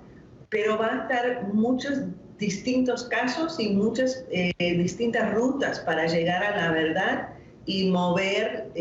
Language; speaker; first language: Spanish; non-native, fluent; English